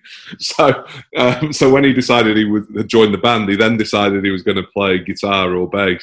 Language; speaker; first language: English; native; English